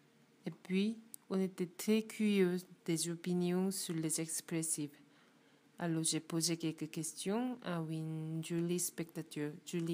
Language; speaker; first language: French; non-native, learner; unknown